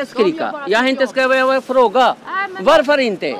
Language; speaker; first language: Swedish; non-native, learner; Urdu